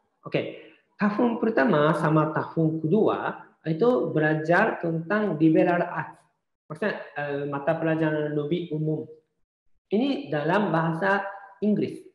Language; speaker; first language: Indonesian; non-native, fluent; Japanese